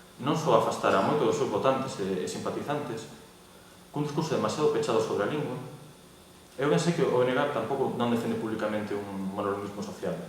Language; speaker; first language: Galician; non-native, local second language; Spanish